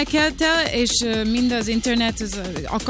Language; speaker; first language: Hungarian; early bilingual, heritage; Hungarian